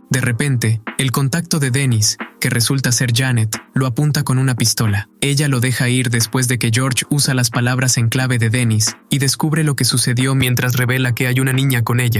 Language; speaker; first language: Spanish; native; Spanish